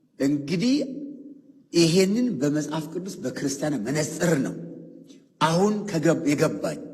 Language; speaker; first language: Amharic; non-native, local second language; Oromo